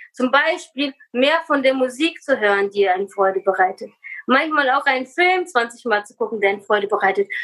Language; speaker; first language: German; early bilingual, other home language; Russian